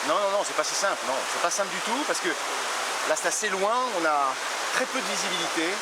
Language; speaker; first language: French; native; French